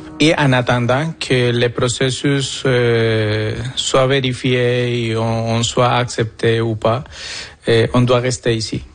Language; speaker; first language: French; non-native, fluent; Spanish